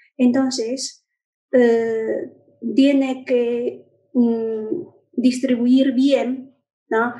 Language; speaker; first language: Spanish; non-native, fluent; Chinese